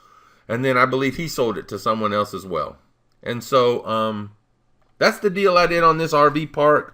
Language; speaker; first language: English; native; English